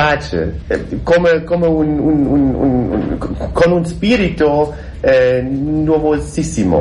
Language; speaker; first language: Italian; non-native, learner; German